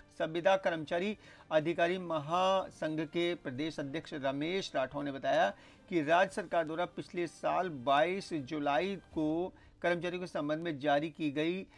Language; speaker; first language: Hindi; native; Hindi